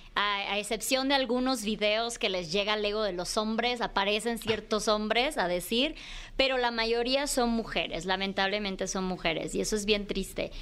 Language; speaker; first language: Spanish; native; Spanish